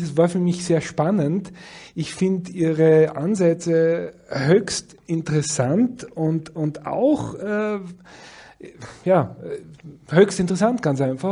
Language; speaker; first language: German; native; German